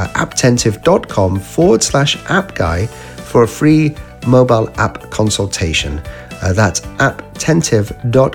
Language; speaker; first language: English; native; English